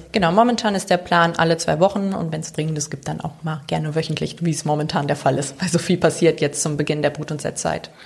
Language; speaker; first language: German; native; German